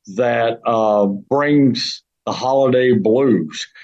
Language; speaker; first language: English; native; English